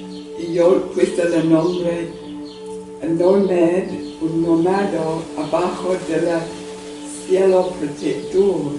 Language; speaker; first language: Spanish; non-native, learner; English